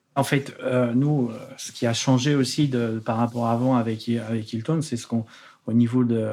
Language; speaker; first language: French; native; French